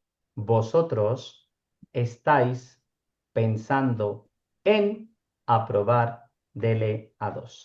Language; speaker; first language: Spanish; non-native, fluent; Urdu